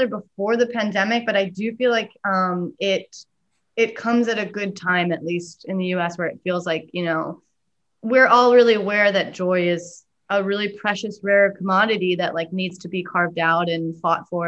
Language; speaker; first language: English; native; English